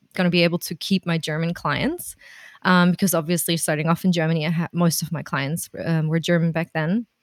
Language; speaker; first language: English; non-native, fluent; German